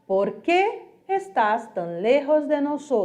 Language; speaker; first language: Spanish; non-native, fluent; Portuguese